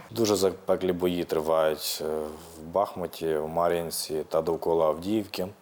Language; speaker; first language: Ukrainian; native; Ukrainian